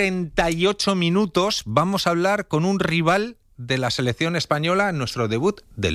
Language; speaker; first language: Spanish; native; Spanish